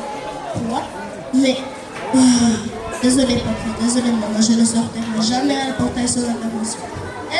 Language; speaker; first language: French; non-native, learner; Kinyarwanda